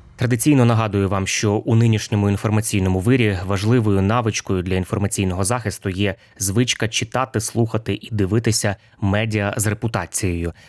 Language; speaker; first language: Ukrainian; native; Ukrainian